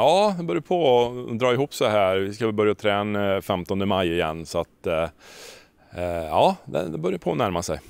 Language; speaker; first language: Swedish; native; Swedish